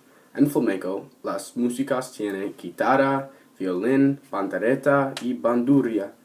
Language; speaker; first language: Spanish; non-native, learner; English